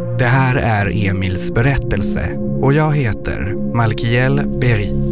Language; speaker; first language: Swedish; non-native, fluent; French